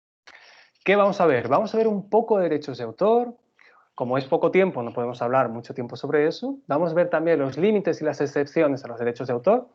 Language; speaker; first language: Spanish; native; Spanish